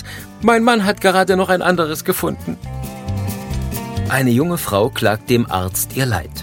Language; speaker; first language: German; native; German